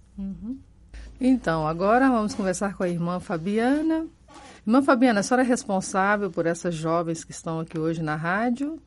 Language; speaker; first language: Portuguese; native; Portuguese